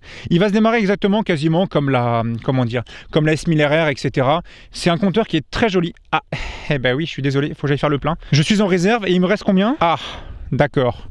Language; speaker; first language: French; native; French